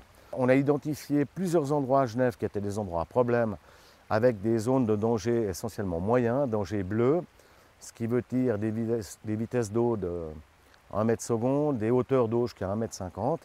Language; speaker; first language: French; native; French